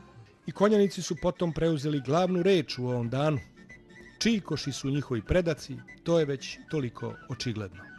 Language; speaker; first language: Bosnian; native; Bosnian